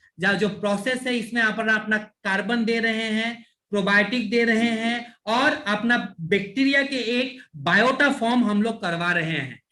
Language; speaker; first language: Hindi; non-native, local second language; Bangla